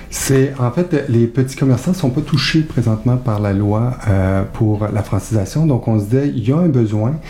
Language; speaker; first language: French; native; French